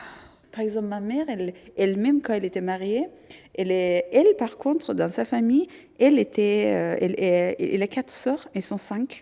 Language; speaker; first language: French; non-native, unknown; Persian